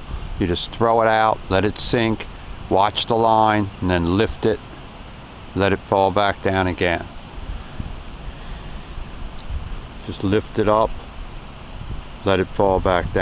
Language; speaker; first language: English; native; English